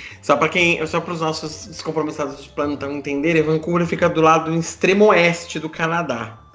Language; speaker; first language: Portuguese; native; Portuguese